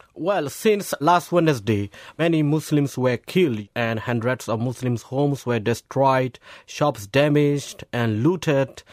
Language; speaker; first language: English; non-native, fluent; Burmese